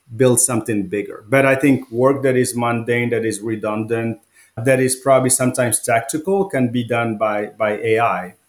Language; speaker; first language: English; non-native, fluent; Arabic